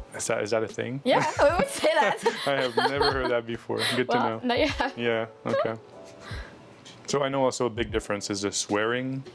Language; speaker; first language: English; native; English